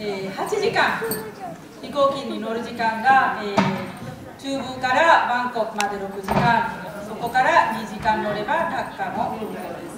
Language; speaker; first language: Japanese; non-native, fluent; Bangla